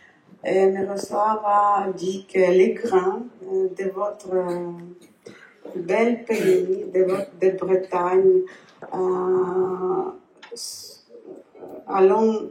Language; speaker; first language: French; non-native, learner; Ukrainian